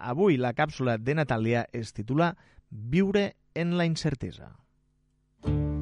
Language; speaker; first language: Catalan; native; Catalan